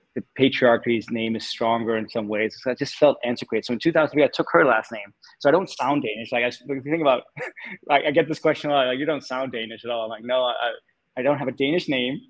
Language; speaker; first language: English; non-native, fluent; Danish